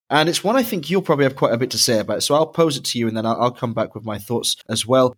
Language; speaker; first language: English; native; English